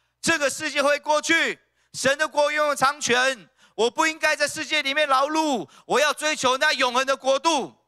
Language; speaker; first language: Chinese; native; Chinese